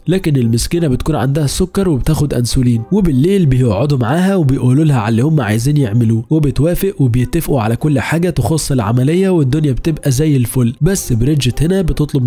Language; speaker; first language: Arabic; native; Arabic